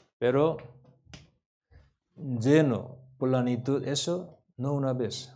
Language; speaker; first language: Spanish; non-native, learner; Korean